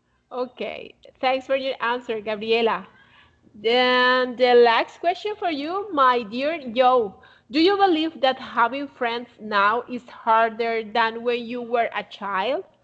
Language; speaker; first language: English; non-native, fluent; Spanish